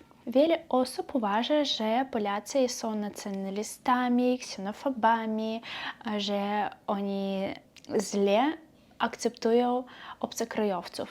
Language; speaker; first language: Polish; non-native, learner; Belarusian